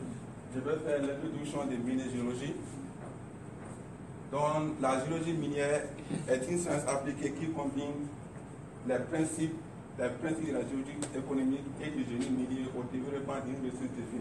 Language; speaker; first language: French; non-native, learner; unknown